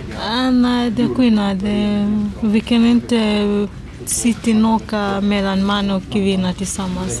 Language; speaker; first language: Swedish; non-native, learner; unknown